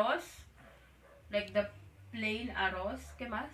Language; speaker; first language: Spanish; non-native, learner; Filipino